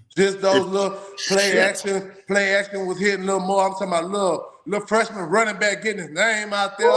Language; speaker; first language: English; native; English